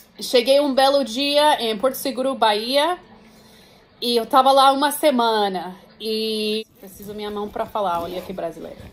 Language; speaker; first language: Portuguese; non-native, fluent; English